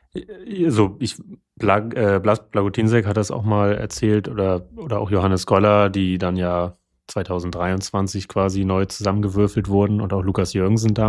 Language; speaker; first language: German; native; German